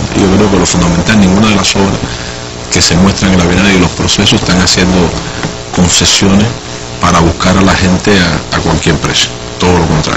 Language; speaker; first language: Spanish; native; Spanish